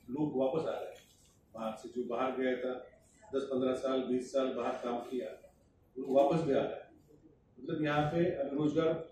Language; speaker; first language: Hindi; non-native, local second language; Bangla